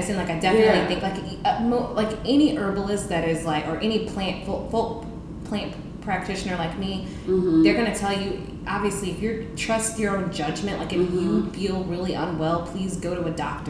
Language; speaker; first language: English; native; English